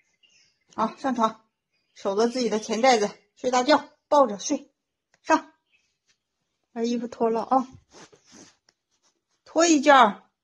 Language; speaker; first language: Chinese; native; Chinese